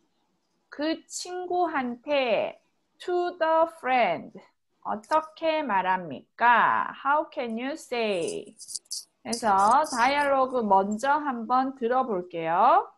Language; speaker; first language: Korean; native; Korean